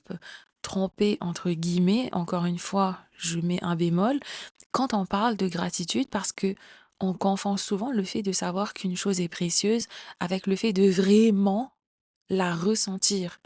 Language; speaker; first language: French; native; French